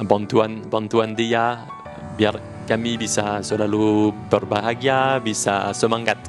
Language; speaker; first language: Indonesian; non-native, learner; French